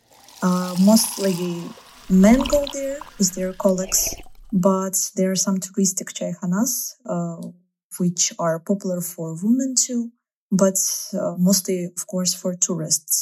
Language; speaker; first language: English; non-native, fluent; Russian